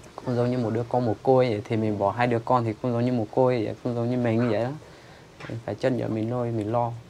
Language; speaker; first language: Vietnamese; non-native, local second language; Iu Mien